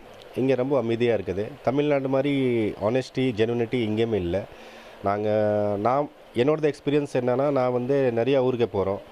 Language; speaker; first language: Tamil; non-native, fluent; Hindi